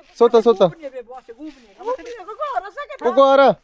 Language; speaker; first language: Georgian; non-native, learner; Korean